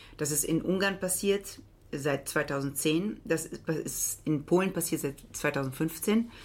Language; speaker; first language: German; early bilingual, heritage; Italian